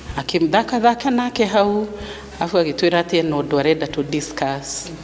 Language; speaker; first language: Kikuyu; native; Kikuyu